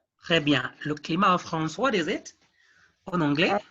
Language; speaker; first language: French; non-native, fluent; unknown